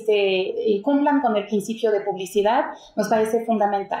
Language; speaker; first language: Spanish; native; Spanish